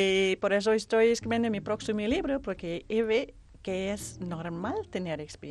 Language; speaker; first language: Spanish; non-native, fluent; Danish